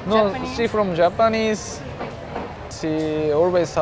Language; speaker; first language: English; non-native, learner; Japanese